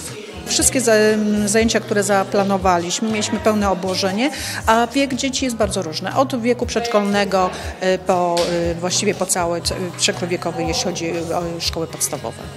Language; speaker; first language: Polish; native; Polish